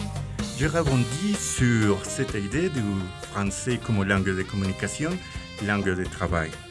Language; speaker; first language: French; non-native, fluent; Spanish